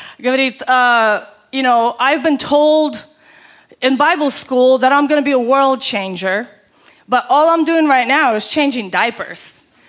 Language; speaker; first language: English; early bilingual, other home language; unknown